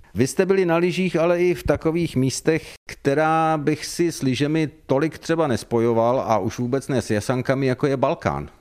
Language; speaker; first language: Czech; native; Czech